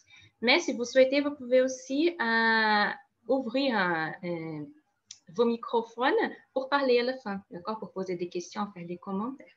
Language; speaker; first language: French; non-native, fluent; Portuguese